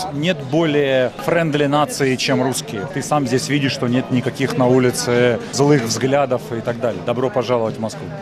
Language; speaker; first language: Russian; native; Russian